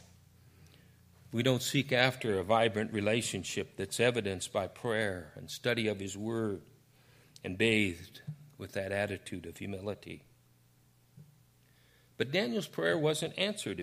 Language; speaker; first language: English; native; English